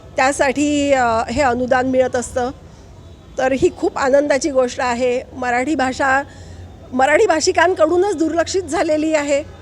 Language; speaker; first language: Marathi; native; Marathi